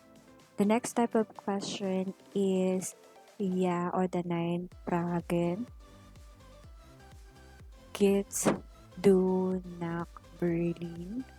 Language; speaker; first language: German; non-native, learner; Filipino